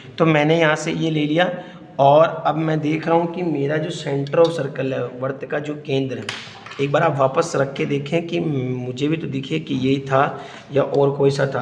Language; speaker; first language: Hindi; native; Hindi